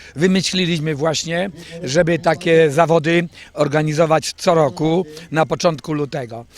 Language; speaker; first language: Polish; native; Polish